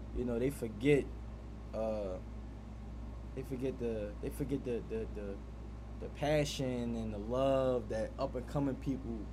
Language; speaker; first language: English; native; English